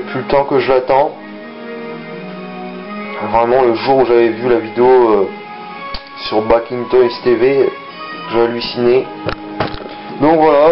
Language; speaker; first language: French; native; French